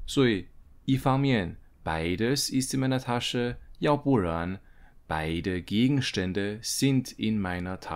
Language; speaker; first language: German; non-native, fluent; Chinese